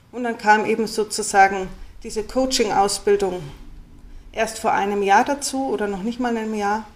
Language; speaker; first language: German; native; German